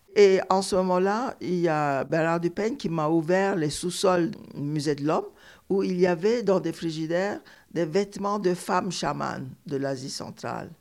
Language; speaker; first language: French; non-native, fluent; Turkish